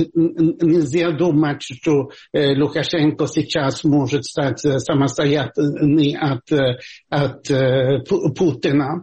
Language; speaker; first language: Russian; non-native, fluent; Swedish